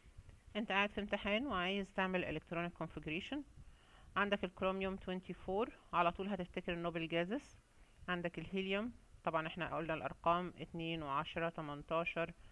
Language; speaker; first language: Arabic; native; Arabic